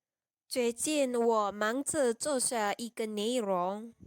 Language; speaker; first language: Chinese; non-native, learner; Indonesian